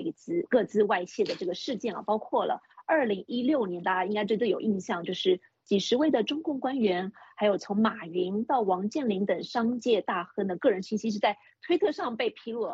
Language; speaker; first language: Chinese; native; Chinese